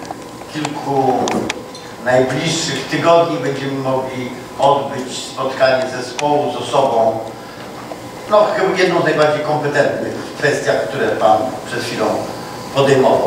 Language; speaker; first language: Polish; native; Polish